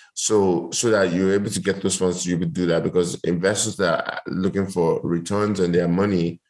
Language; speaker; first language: English; non-native, local second language; Yoruba